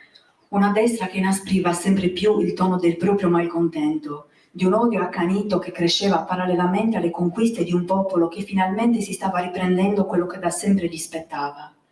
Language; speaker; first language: Italian; native; Italian